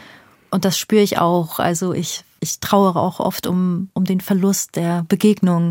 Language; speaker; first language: German; early bilingual, other home language; Persian